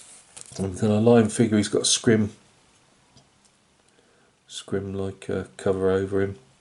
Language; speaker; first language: English; native; English